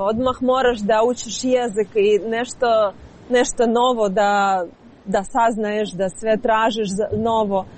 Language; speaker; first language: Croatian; non-native, learner; Ukrainian